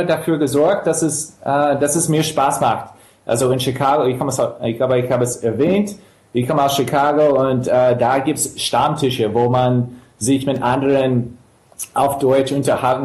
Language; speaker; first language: German; non-native, fluent; English